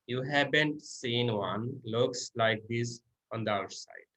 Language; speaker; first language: English; non-native, local second language; Bangla